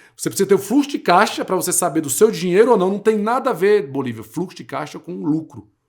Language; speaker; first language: Portuguese; native; Portuguese